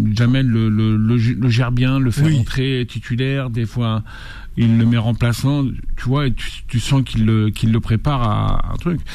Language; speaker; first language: French; native; French